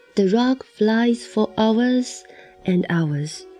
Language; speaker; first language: English; non-native, fluent; Chinese